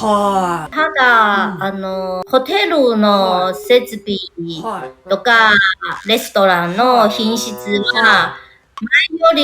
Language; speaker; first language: Japanese; non-native, learner; Chinese